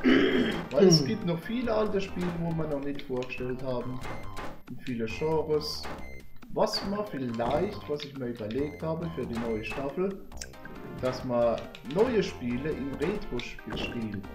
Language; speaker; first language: German; native; German